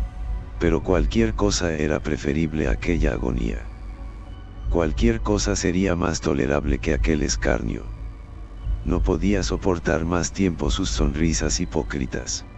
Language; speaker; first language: Spanish; native; Spanish